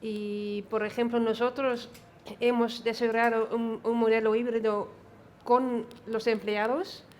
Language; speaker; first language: Spanish; non-native, fluent; Dutch